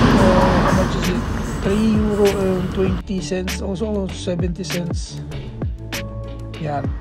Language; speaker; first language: English; non-native, local second language; Filipino